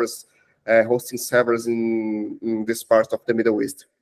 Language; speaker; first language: English; non-native, learner; Portuguese